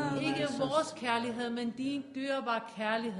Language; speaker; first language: Danish; non-native, fluent; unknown